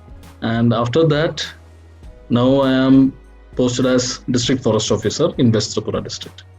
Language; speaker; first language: English; non-native, local second language; Malayalam